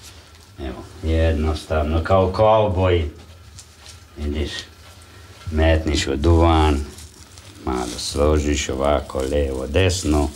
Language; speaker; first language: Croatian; non-native, local second language; Hungarian